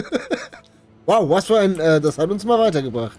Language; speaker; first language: German; native; German